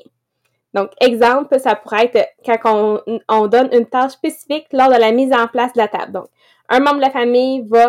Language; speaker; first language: French; native; French